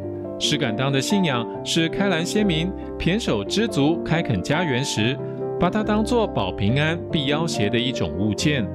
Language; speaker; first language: Chinese; native; Chinese